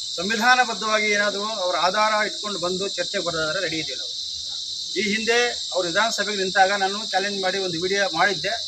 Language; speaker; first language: Kannada; native; Kannada